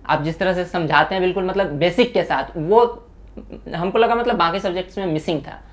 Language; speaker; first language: Hindi; native; Hindi